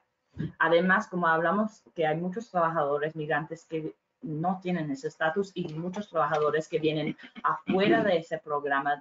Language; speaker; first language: Spanish; non-native, fluent; English